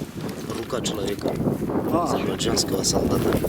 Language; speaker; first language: Russian; non-native, local second language; Armenian